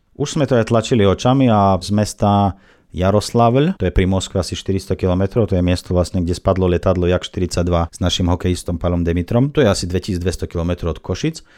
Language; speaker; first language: Slovak; non-native, fluent; Russian